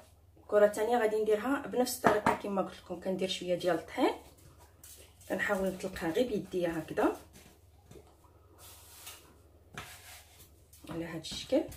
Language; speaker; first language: Arabic; native; Arabic